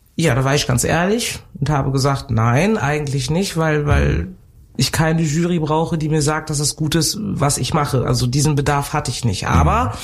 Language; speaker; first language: German; early bilingual, other home language; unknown